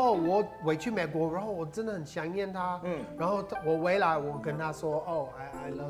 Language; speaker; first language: Chinese; non-native, fluent; English